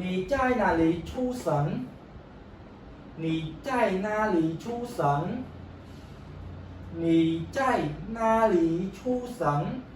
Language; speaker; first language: Chinese; non-native, fluent; Khmer